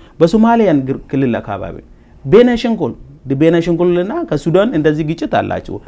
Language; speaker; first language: Amharic; non-native, local second language; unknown